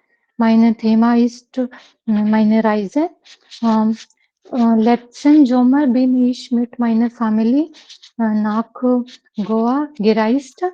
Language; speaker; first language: German; non-native, learner; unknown